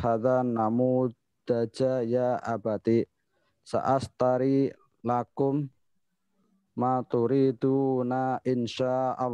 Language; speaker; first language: Arabic; non-native, learner; Indonesian